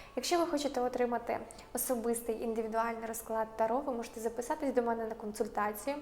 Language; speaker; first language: Ukrainian; non-native, local second language; Russian